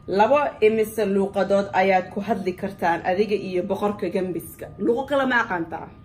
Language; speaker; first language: Somali; early bilingual, heritage; Somali